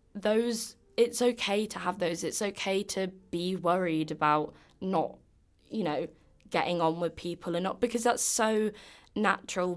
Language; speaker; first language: English; native; English